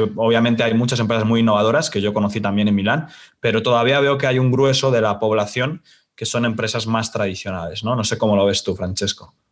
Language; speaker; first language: Spanish; native; Spanish